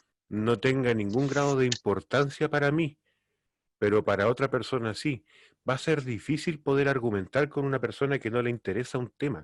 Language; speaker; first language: Spanish; native; Spanish